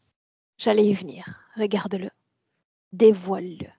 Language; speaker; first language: French; native; French